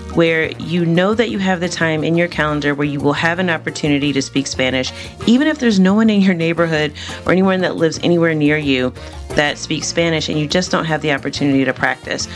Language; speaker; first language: English; native; English